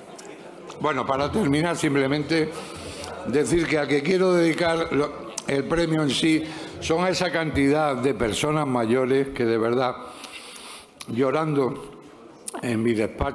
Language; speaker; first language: Spanish; native; Spanish